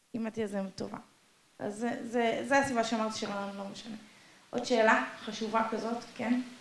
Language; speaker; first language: Hebrew; non-native, fluent; English